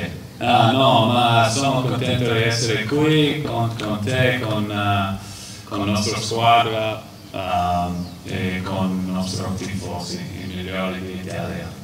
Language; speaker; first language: Italian; non-native, learner; English